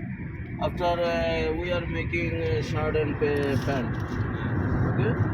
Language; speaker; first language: English; non-native, learner; Bangla